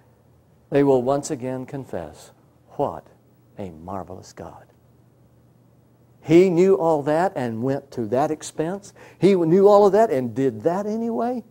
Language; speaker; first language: English; native; English